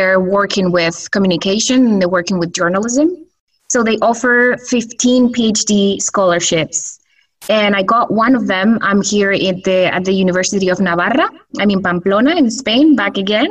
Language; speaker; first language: English; non-native, fluent; Spanish